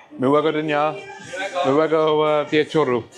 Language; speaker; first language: Polish; non-native, learner; English